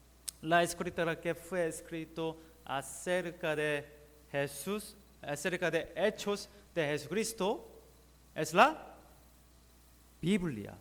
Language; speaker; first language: Spanish; non-native, learner; Korean